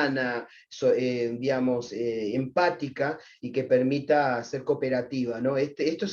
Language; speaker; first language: Spanish; native; Spanish